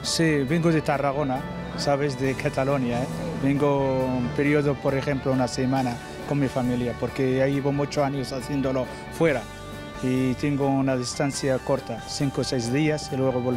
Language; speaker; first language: Spanish; non-native, local second language; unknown